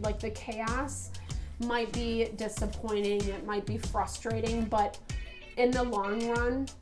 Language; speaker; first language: English; native; English